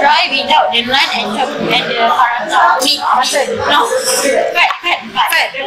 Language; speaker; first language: English; non-native, local second language; Malay